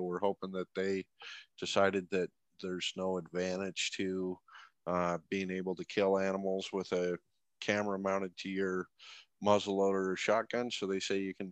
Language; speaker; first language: English; native; English